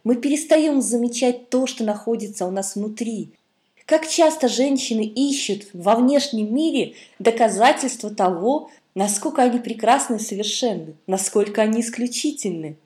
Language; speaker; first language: Russian; native; Russian